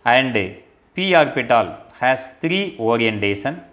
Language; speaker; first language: English; non-native, local second language; Tamil